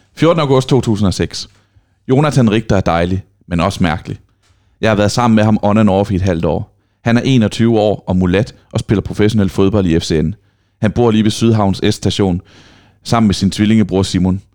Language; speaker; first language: Danish; native; Danish